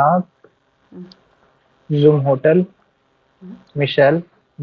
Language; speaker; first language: German; non-native, learner; Hindi